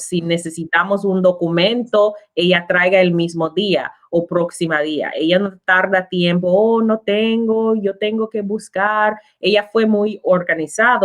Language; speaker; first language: Spanish; non-native, learner; English